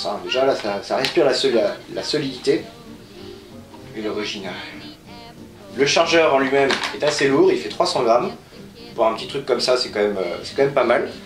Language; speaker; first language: French; native; French